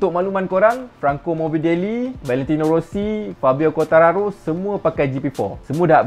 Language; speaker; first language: Malay; native; Malay